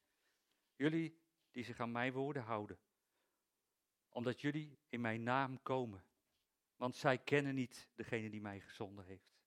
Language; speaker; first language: Dutch; native; Dutch